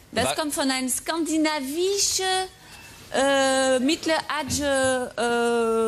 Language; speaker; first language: German; non-native, fluent; French